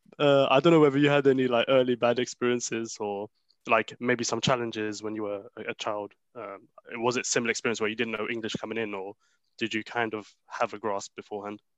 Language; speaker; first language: English; early bilingual, other home language; Arabic